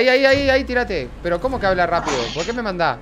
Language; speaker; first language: Spanish; native; Spanish